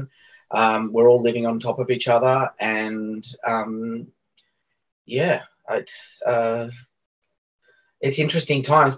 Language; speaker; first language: English; native; English